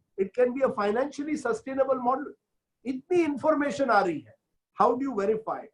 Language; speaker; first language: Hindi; non-native, local second language; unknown